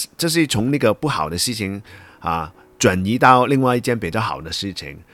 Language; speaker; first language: Chinese; non-native, local second language; Cantonese